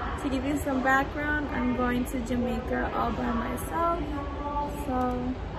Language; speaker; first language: English; early bilingual, other home language; Japanese